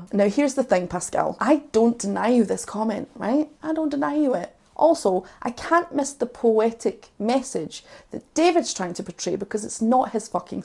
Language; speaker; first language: English; native; English